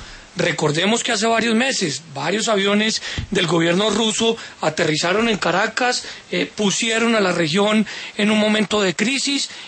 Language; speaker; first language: Spanish; native; Spanish